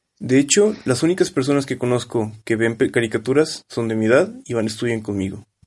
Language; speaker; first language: Spanish; native; Spanish